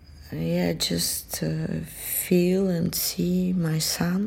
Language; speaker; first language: English; non-native, fluent; Russian